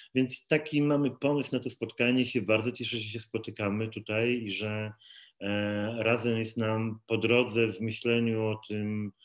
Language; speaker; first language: Polish; native; Polish